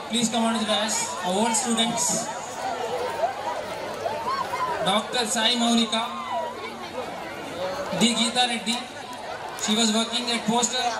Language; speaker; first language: Telugu; native; Telugu